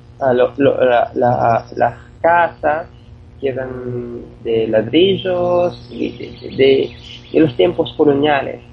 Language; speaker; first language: Spanish; non-native, fluent; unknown